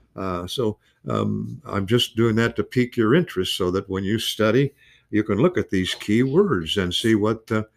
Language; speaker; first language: English; native; English